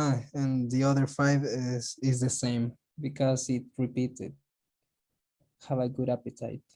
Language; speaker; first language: English; non-native, learner; Spanish